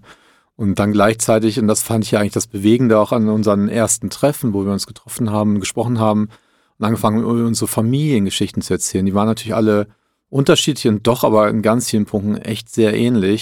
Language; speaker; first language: German; early bilingual, other home language; Italian